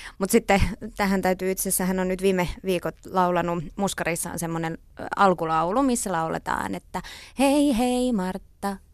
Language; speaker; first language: Finnish; non-native, local second language; Swedish